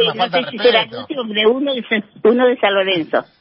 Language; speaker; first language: Spanish; native; Spanish